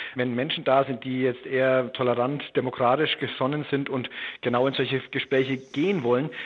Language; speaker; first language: German; native; German